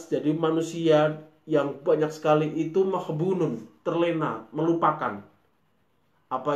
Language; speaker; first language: Indonesian; native; Indonesian